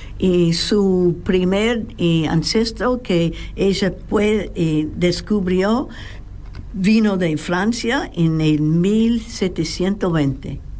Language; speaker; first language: Spanish; non-native, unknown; English